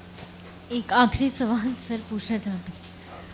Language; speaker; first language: Hindi; native; Hindi